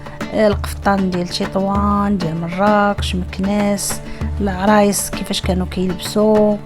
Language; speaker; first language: Arabic; native; Arabic